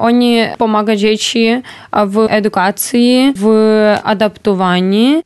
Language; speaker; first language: Polish; non-native, learner; Ukrainian